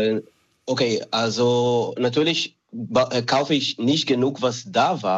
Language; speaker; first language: German; non-native, fluent; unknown